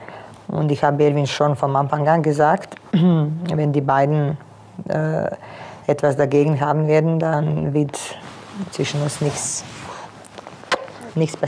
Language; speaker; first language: German; non-native, fluent; Croatian